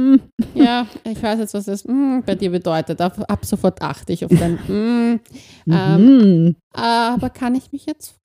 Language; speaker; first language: German; native; German